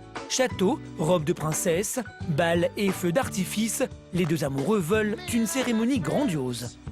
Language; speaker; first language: French; native; French